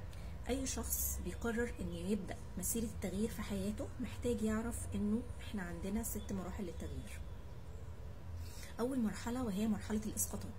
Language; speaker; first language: Arabic; native; Arabic